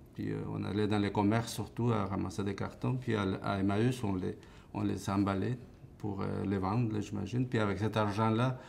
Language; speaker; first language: French; non-native, fluent; Spanish